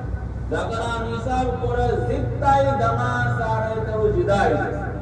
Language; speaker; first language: Japanese; non-native, learner; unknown